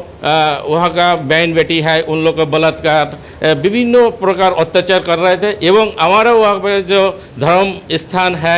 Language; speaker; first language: Hindi; non-native, local second language; Bangla